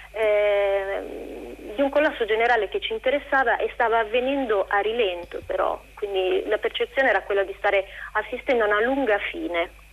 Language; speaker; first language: Italian; native; Italian